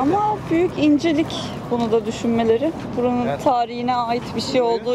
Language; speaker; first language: Turkish; native; Turkish